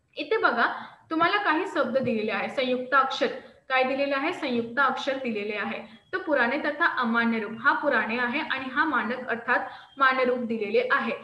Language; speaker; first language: Marathi; non-native, local second language; Hindi